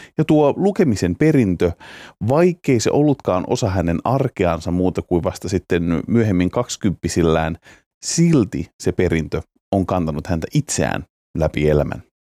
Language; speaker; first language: Finnish; native; Finnish